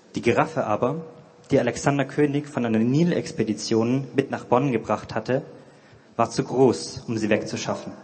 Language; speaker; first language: German; native; German